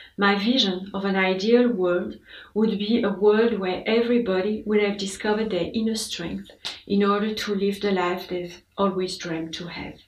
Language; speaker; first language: English; non-native, fluent; French